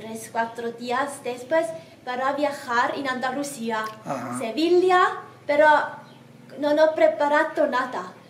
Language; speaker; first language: Spanish; non-native, learner; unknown